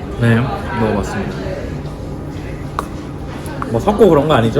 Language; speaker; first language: Korean; native; Korean